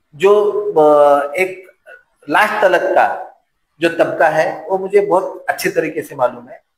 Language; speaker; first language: Hindi; non-native, local second language; Marathi